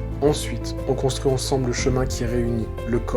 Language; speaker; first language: French; native; French